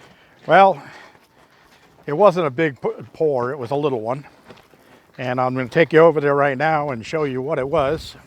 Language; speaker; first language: English; native; English